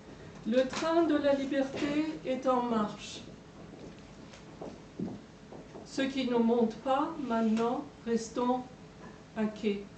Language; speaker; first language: French; non-native, fluent; Persian